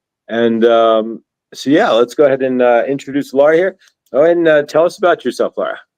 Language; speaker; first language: English; native; English